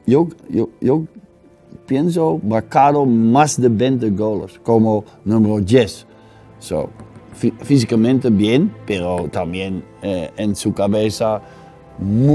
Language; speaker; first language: Spanish; non-native, learner; Dutch